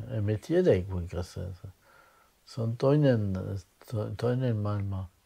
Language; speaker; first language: Finnish; non-native, fluent; French